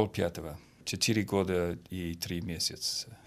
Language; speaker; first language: Russian; non-native, fluent; Finnish